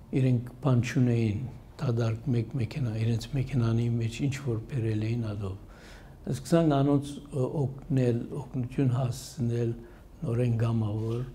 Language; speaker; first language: Armenian; early bilingual, heritage; Armenian